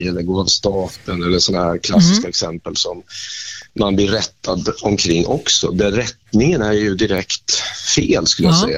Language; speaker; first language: Swedish; native; Swedish